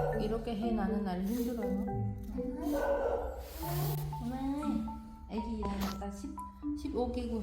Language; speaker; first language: Korean; non-native, learner; Vietnamese